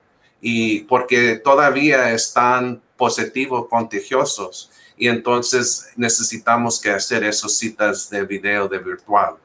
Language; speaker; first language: Spanish; early bilingual, heritage; English